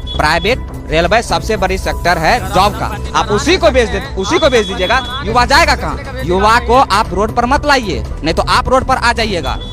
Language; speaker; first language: Hindi; native; Hindi